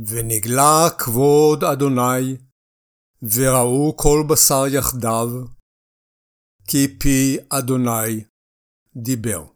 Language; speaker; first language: Hebrew; native; Hebrew